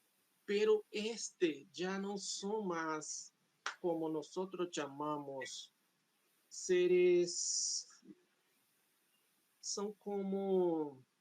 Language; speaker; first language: Spanish; non-native, fluent; Portuguese